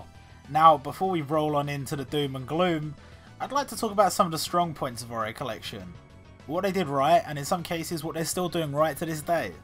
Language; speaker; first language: English; native; English